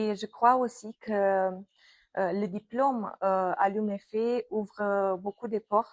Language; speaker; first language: French; non-native, fluent; Romanian